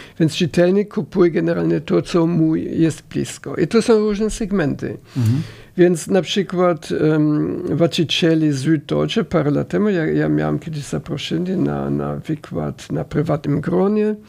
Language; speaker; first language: Polish; non-native, fluent; German